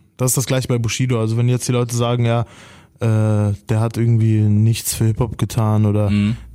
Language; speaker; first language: German; native; German